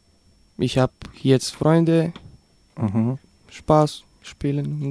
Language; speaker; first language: German; non-native, learner; Bulgarian